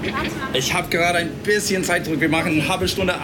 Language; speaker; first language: German; non-native, learner; English